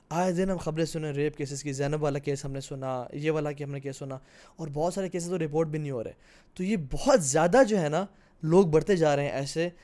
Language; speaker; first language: Urdu; native; Urdu